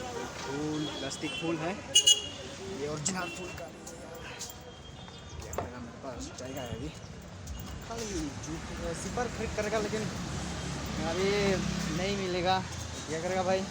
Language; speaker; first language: Hindi; non-native, local second language; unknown